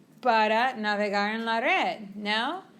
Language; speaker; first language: Spanish; non-native, fluent; English